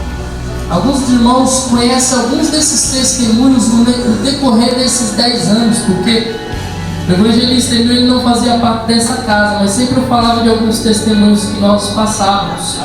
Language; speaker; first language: Portuguese; native; Portuguese